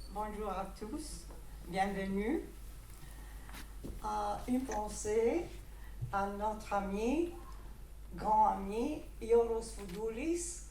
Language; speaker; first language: French; non-native, fluent; Greek